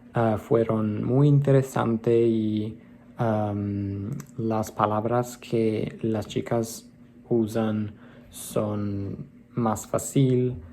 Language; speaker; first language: Spanish; non-native, learner; Italian